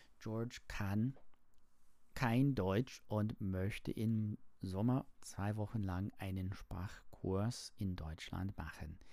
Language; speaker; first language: German; non-native, learner; English